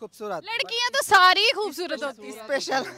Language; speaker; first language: Hindi; non-native, learner; Bangla